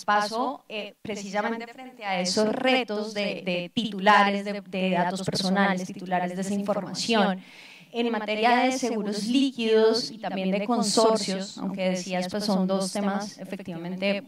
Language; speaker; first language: Spanish; native; Spanish